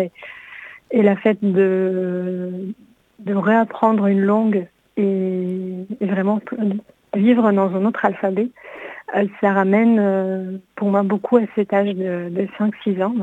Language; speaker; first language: French; non-native, fluent; Hebrew